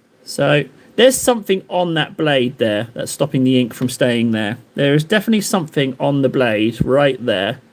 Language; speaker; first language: English; native; English